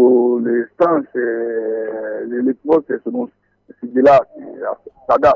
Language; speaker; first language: Italian; non-native, fluent; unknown